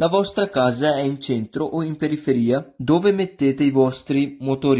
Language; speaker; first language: Italian; non-native, fluent; Punjabi